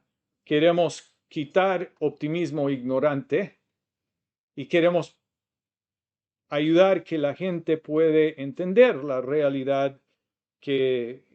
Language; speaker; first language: Spanish; non-native, fluent; English